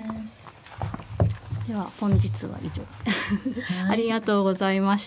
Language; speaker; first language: Japanese; native; Japanese